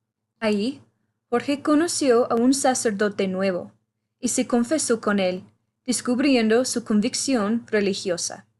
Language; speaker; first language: Spanish; non-native, learner; English